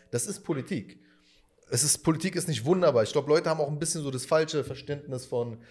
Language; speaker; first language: German; early bilingual, other home language; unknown